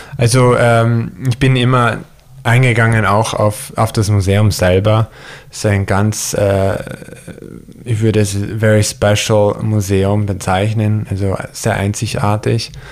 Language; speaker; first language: German; early bilingual, heritage; German